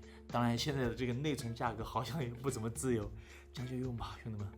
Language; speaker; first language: Chinese; native; Chinese